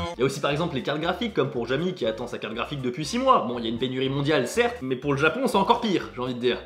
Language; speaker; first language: French; native; French